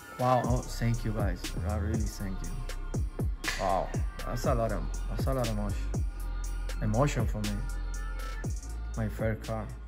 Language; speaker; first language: English; non-native, learner; Spanish